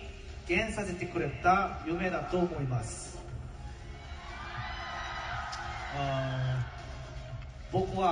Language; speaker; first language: Japanese; non-native, learner; Korean